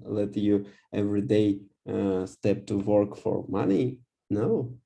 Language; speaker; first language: English; non-native, learner; Russian